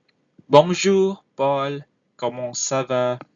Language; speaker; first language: French; non-native, learner; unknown